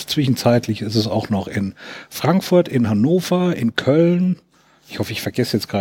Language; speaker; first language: German; native; German